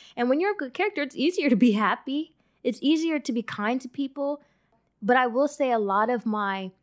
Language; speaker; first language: English; early bilingual, other home language; Yoruba